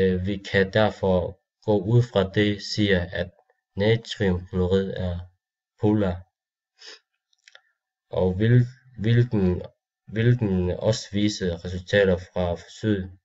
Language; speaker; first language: Danish; non-native, learner; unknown